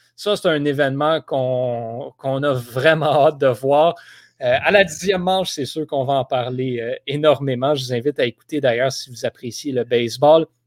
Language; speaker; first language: French; native; French